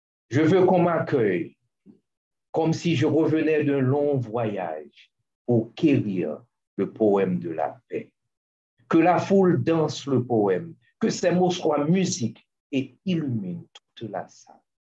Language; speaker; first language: French; native; French